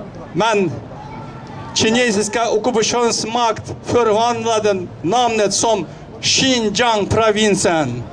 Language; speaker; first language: Swedish; non-native, fluent; Uyghur